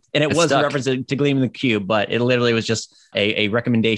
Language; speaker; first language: English; native; English